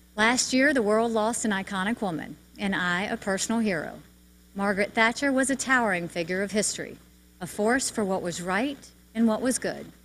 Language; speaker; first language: English; native; English